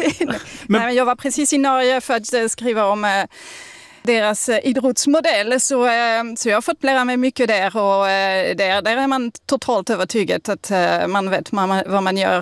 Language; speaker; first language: Swedish; non-native, fluent; French